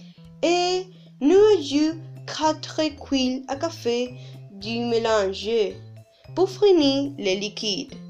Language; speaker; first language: French; non-native, learner; Spanish